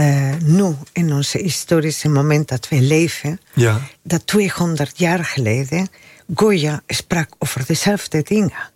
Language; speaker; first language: Dutch; non-native, fluent; Spanish